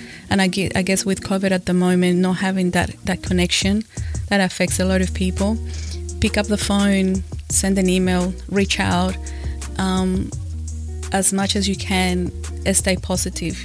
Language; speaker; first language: English; non-native, fluent; Spanish